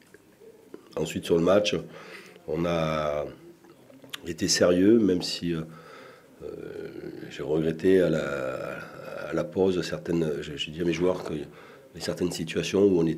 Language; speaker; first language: French; native; French